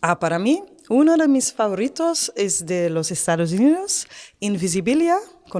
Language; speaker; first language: Spanish; non-native, learner; Dutch